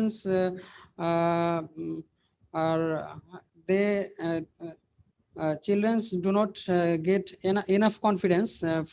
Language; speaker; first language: English; non-native, learner; Bangla